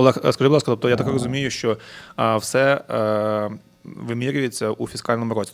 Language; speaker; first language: Ukrainian; native; Ukrainian